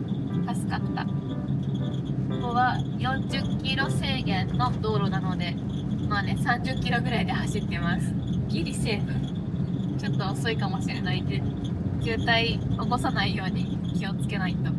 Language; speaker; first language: Japanese; native; Japanese